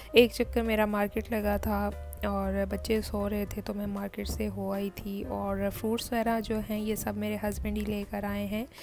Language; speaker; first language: Urdu; native; Urdu